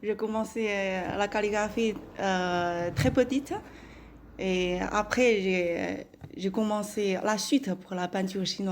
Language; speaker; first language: French; non-native, learner; Chinese